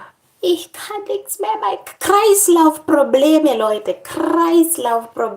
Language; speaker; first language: German; non-native, learner; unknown